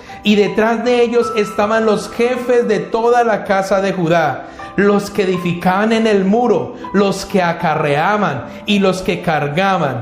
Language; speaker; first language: Spanish; native; Spanish